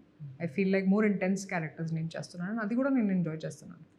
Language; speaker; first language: Telugu; non-native, local second language; Hindi